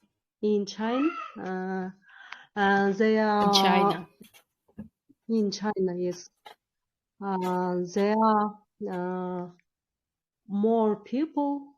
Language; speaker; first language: English; non-native, learner; Kyrgyz